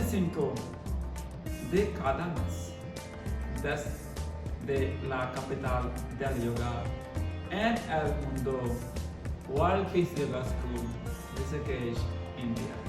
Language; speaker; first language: Spanish; non-native, learner; Hindi